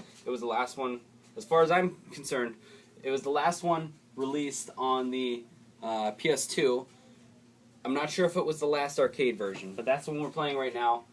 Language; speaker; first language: English; native; English